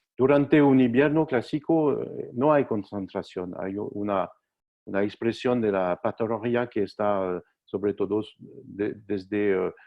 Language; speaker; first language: Spanish; non-native, learner; French